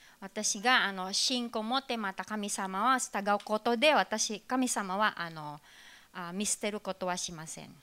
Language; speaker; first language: Japanese; non-native, fluent; Filipino